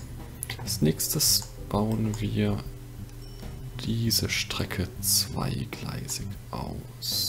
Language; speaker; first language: German; native; German